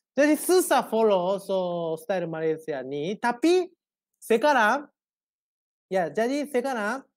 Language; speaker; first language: Malay; non-native, learner; Japanese